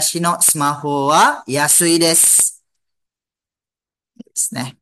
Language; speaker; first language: Japanese; non-native, fluent; Malay